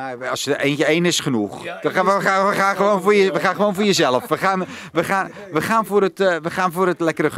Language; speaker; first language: Dutch; native; Dutch